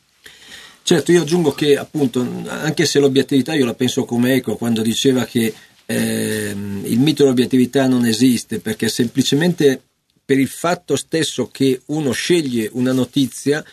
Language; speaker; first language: Italian; native; Italian